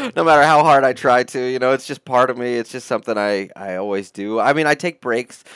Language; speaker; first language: English; native; English